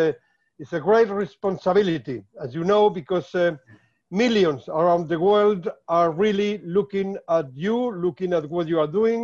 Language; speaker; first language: English; non-native, fluent; Spanish